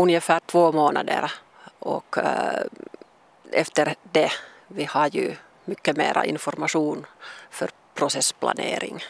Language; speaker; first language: Swedish; non-native, local second language; Finnish